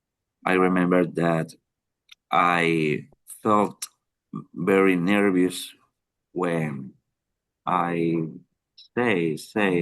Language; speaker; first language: English; non-native, learner; Spanish